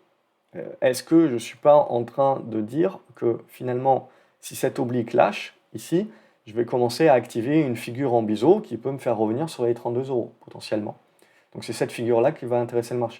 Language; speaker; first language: French; native; French